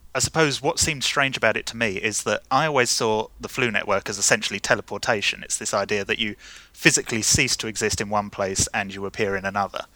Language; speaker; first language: English; native; English